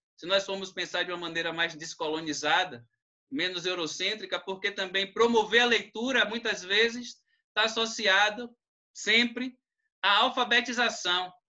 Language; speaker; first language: Portuguese; native; Portuguese